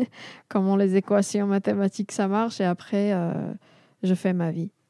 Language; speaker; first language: French; non-native, local second language; Arabic